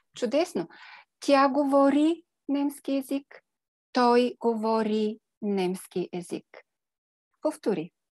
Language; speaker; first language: Bulgarian; native; Bulgarian